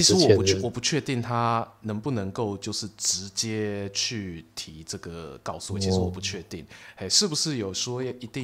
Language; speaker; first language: Chinese; native; Chinese